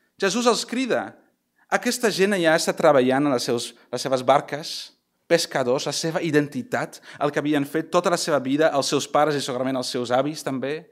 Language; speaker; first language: Catalan; non-native, fluent; English